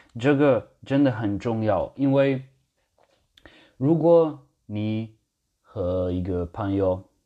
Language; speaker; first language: Chinese; non-native, learner; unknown